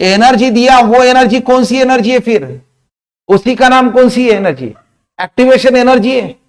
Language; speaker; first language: Hindi; non-native, local second language; Marathi